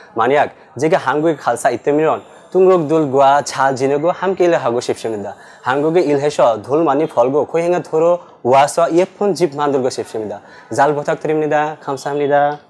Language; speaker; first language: Korean; non-native, learner; Bangla